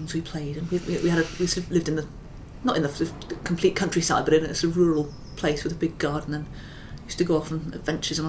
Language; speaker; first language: English; native; English